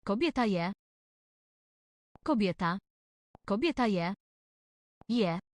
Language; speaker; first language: Polish; non-native, learner; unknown